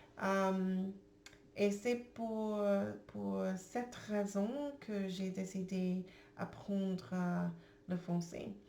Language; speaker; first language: French; non-native, learner; English